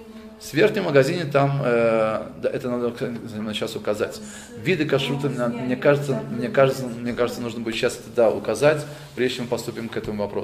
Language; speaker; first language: Russian; native; Russian